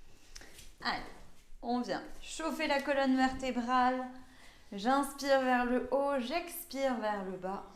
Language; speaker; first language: French; native; French